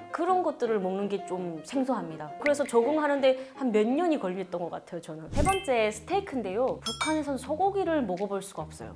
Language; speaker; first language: Korean; native; Korean